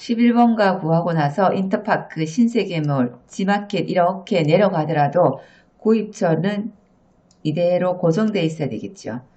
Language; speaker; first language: Korean; native; Korean